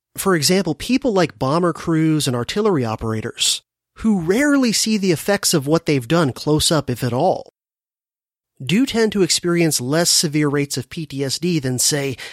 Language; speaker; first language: English; native; English